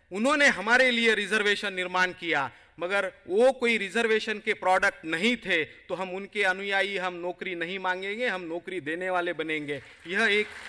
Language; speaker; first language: Hindi; non-native, local second language; Marathi